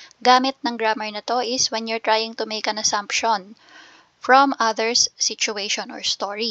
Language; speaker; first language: English; non-native, local second language; Filipino